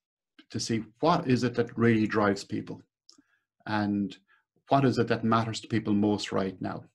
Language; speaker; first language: English; native; English